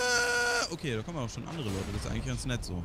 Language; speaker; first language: German; native; German